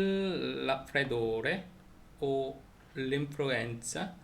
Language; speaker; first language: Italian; non-native, learner; Korean